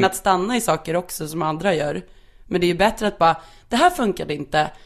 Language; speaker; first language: Swedish; native; Swedish